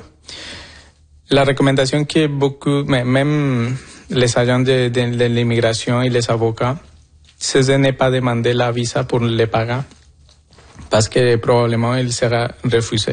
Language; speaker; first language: French; non-native, fluent; Spanish